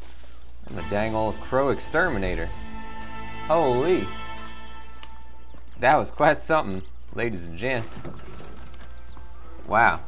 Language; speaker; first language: English; native; English